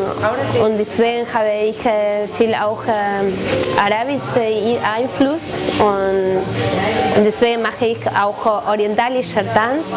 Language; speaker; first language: German; non-native, fluent; Spanish